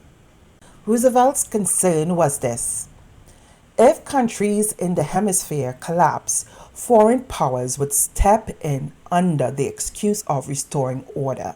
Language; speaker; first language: English; native; English